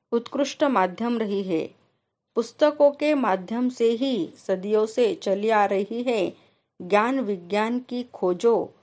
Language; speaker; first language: Hindi; non-native, local second language; Marathi